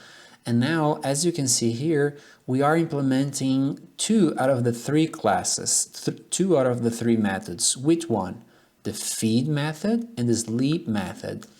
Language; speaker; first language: English; non-native, fluent; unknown